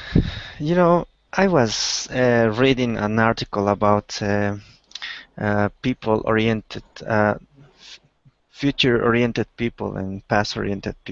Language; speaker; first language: English; non-native, learner; Spanish